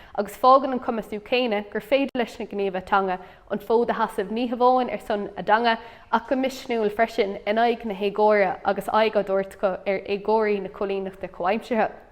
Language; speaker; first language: Irish; non-native, local second language; English